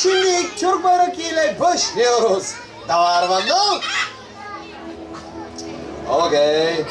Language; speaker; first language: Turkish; non-native, learner; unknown